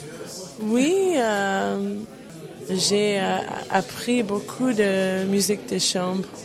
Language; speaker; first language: French; non-native, learner; English